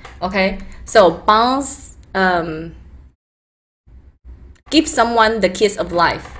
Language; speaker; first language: English; early bilingual, other home language; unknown